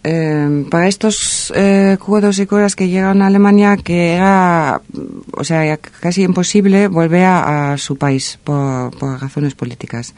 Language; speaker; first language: Spanish; non-native, fluent; German